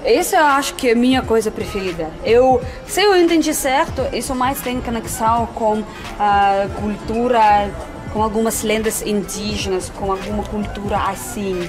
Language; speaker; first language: Portuguese; non-native, fluent; Russian